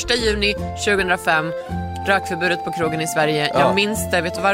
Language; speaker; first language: Swedish; native; Swedish